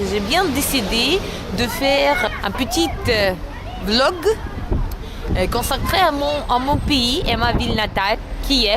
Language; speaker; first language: French; non-native, learner; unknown